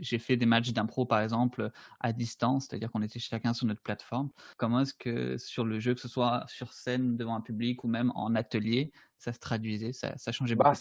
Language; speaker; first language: French; native; French